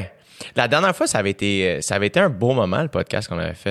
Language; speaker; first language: French; native; French